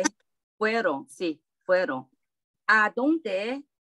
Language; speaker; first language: Spanish; non-native, fluent; Chinese